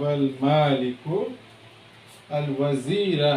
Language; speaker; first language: Arabic; non-native, fluent; Bangla